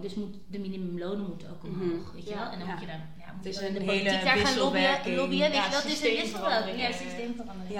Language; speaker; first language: Dutch; native; Dutch